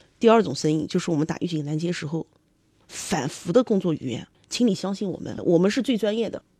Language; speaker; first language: Chinese; native; Chinese